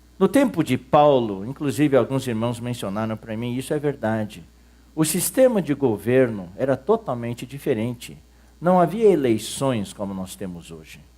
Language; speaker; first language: Portuguese; early bilingual, other home language; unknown